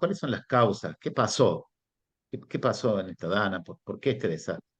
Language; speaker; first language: Spanish; native; Spanish